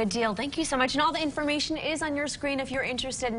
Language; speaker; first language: English; native; English